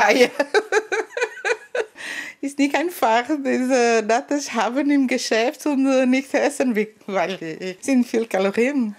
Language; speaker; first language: German; non-native, learner; Portuguese